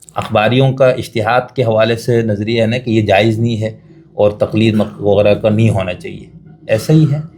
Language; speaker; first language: Urdu; native; Urdu